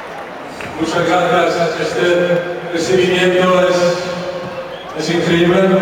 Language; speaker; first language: Spanish; non-native, fluent; Dutch